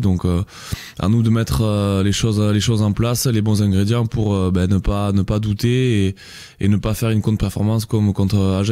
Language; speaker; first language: French; native; French